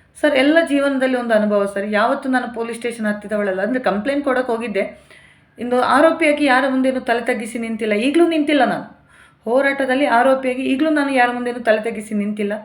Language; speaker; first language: Kannada; native; Kannada